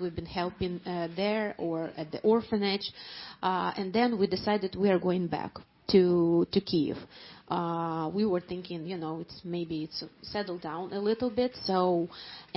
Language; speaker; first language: English; non-native, fluent; Ukrainian